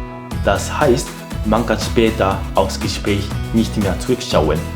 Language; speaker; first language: German; non-native, fluent; Japanese